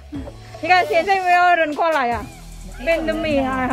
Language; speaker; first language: Chinese; non-native, learner; Indonesian